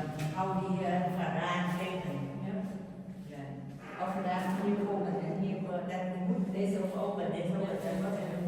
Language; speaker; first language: Dutch; non-native, learner; Vietnamese